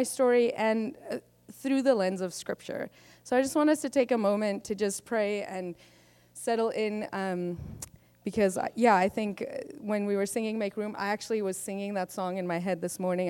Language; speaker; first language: English; non-native, local second language; Afrikaans